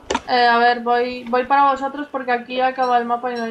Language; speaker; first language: Spanish; native; Spanish